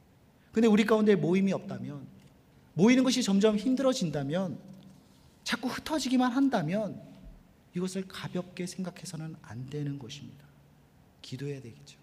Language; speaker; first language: Korean; native; Korean